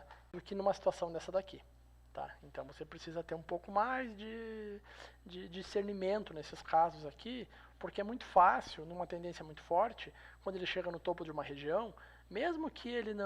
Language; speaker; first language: Portuguese; native; Portuguese